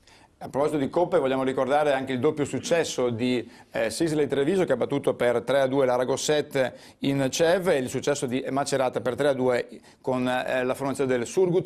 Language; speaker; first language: Italian; native; Italian